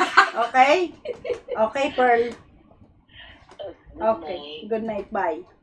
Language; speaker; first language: English; non-native, local second language; Filipino